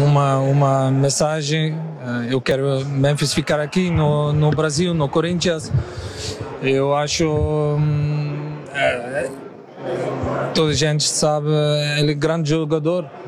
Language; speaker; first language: Portuguese; non-native, learner; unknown